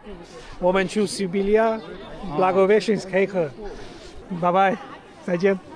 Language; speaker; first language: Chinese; non-native, learner; English